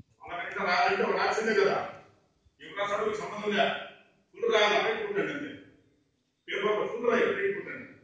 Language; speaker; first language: Telugu; non-native, local second language; Urdu